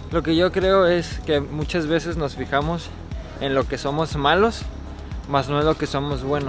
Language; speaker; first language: Spanish; native; Spanish